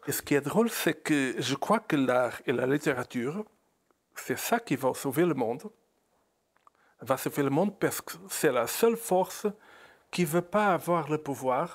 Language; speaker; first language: French; non-native, fluent; Portuguese